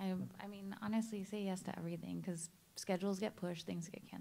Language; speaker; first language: English; native; English